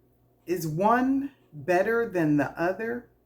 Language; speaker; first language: English; native; English